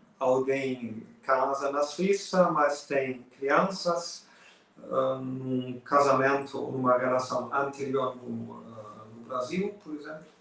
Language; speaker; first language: Portuguese; non-native, fluent; German